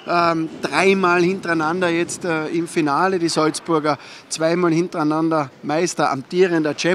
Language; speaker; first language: German; native; German